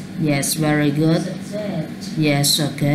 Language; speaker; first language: English; non-native, learner; Vietnamese